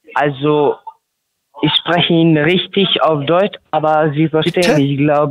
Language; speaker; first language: German; non-native, learner; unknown